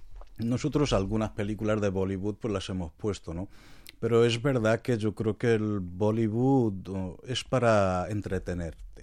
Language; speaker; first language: Spanish; non-native, fluent; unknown